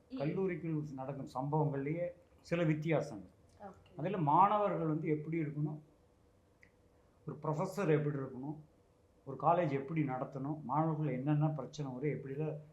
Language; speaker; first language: Tamil; native; Tamil